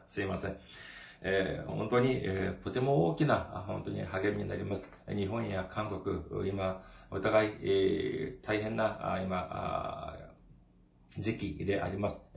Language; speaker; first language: Japanese; non-native, fluent; Korean